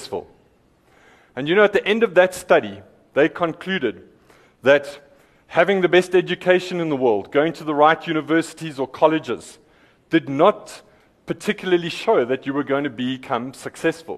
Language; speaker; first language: English; native; English